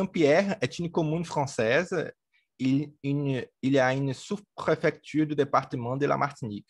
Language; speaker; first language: French; native; French